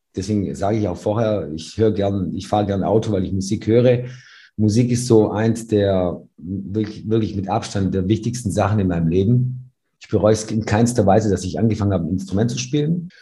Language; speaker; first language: German; early bilingual, other home language; Serbian